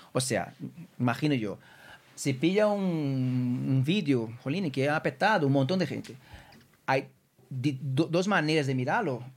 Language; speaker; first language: Spanish; non-native, fluent; Portuguese